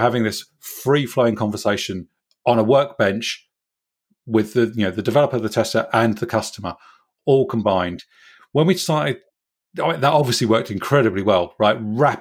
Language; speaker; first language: English; native; English